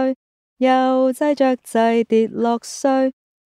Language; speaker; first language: English; non-native, local second language; Cantonese